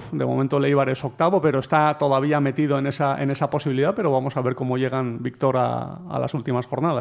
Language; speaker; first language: Spanish; native; Spanish